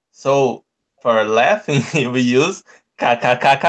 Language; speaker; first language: English; non-native, learner; Portuguese